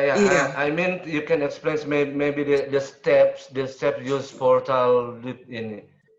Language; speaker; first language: English; non-native, learner; Indonesian